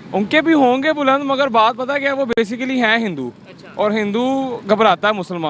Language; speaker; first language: Hindi; non-native, local second language; Pashto